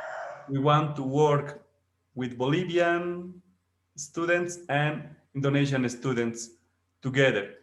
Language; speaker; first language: English; non-native, fluent; Spanish